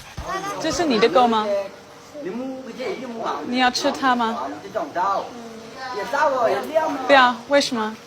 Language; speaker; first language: Chinese; non-native, fluent; English